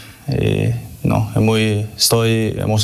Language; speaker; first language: Spanish; non-native, fluent; English